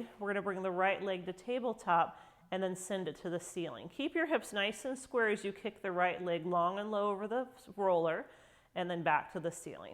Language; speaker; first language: English; native; English